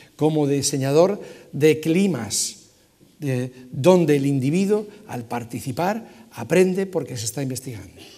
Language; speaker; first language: Spanish; native; Spanish